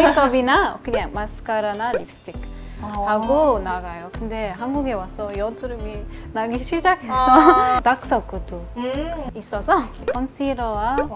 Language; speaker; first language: Korean; non-native, learner; Arabic